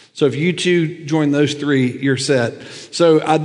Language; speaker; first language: English; native; English